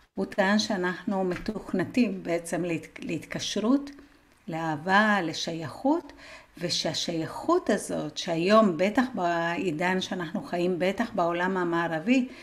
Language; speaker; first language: Hebrew; non-native, fluent; Spanish